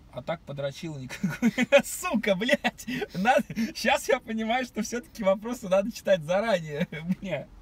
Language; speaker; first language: Russian; native; Russian